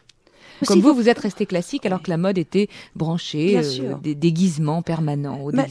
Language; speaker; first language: French; native; French